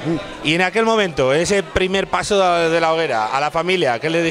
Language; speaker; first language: Spanish; native; Spanish